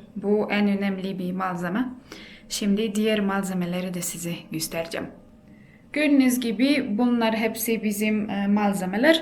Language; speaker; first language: Turkish; non-native, fluent; Polish